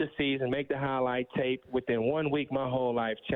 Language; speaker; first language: English; native; English